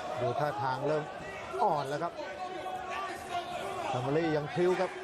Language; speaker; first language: Thai; native; Thai